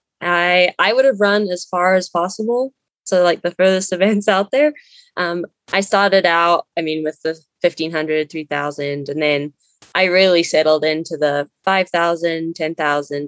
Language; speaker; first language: English; native; English